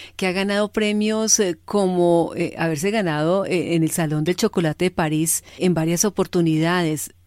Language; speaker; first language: Spanish; native; Spanish